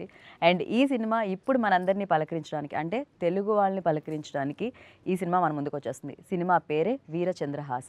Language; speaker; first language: Telugu; native; Telugu